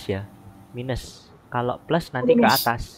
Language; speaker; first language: Indonesian; native; Indonesian